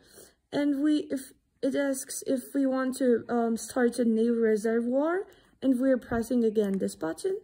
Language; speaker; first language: English; non-native, fluent; Turkish